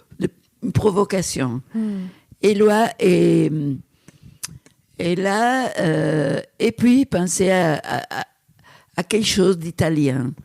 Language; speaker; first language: French; non-native, fluent; Italian